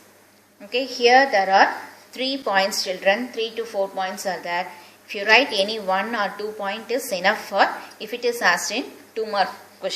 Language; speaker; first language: English; non-native, local second language; Tamil